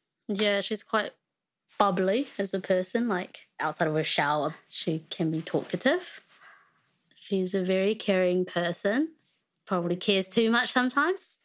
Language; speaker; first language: English; early bilingual, other home language; Vietnamese